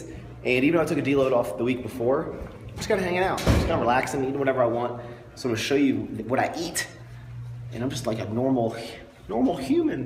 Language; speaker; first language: English; native; English